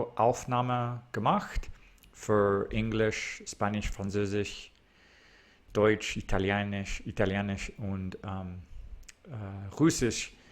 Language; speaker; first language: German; non-native, learner; English